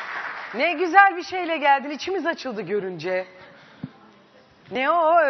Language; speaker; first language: Turkish; native; Turkish